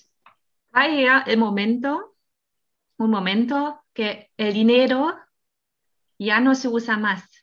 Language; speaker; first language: Spanish; non-native, fluent; German